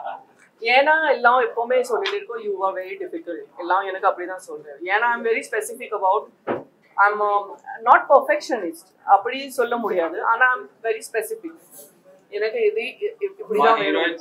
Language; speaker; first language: Tamil; non-native, local second language; Gujarati